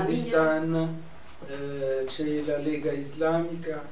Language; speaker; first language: Italian; non-native, fluent; Arabic